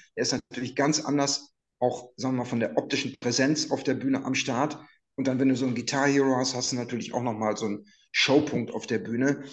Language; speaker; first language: German; native; German